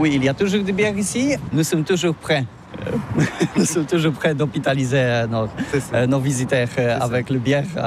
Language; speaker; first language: French; non-native, learner; Polish